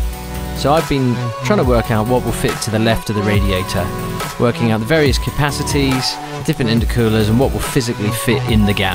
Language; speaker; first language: English; native; English